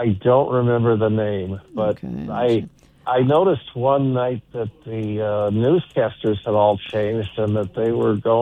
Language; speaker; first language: English; native; English